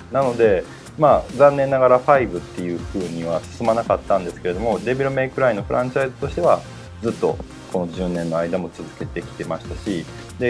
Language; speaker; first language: Japanese; native; Japanese